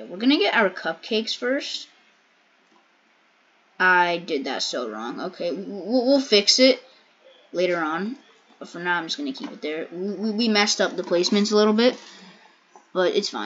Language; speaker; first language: English; native; English